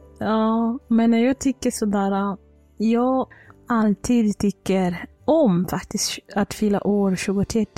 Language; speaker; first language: Swedish; non-native, fluent; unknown